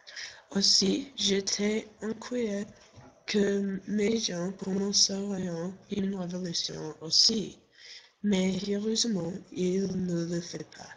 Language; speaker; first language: French; non-native, learner; English